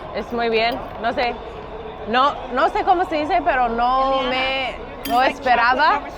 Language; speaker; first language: Spanish; non-native, learner; English